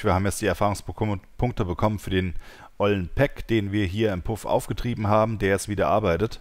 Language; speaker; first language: German; native; German